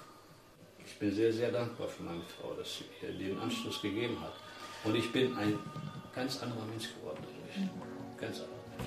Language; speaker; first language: German; early bilingual, other home language; Turkish